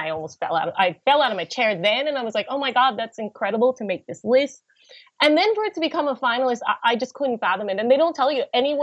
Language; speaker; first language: English; native; English